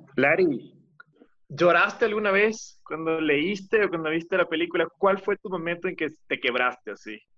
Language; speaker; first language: Spanish; native; Spanish